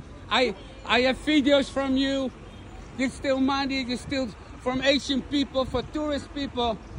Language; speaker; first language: English; non-native, learner; Dutch